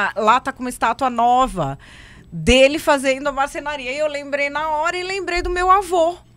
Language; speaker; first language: Portuguese; native; Portuguese